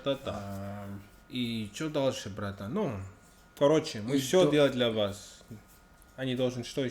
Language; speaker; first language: Russian; non-native, learner; English